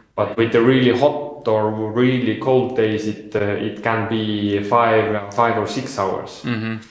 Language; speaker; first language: English; non-native, fluent; Estonian